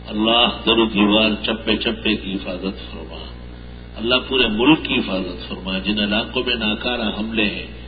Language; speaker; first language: Urdu; non-native, local second language; Pashto